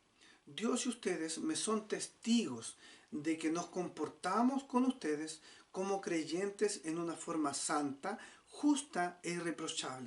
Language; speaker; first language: Spanish; native; Spanish